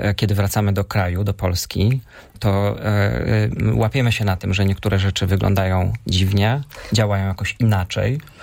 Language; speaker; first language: Polish; native; Polish